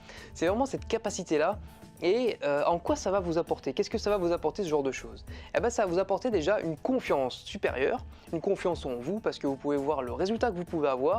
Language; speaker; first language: French; native; French